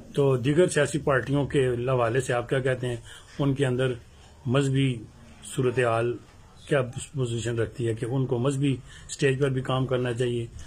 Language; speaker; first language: Urdu; non-native, local second language; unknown